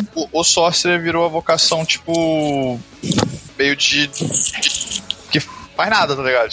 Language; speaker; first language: Portuguese; native; Portuguese